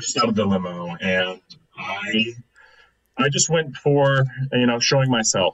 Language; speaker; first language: English; native; English